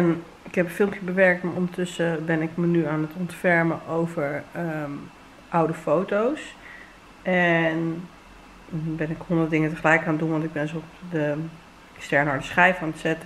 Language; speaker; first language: Dutch; native; Dutch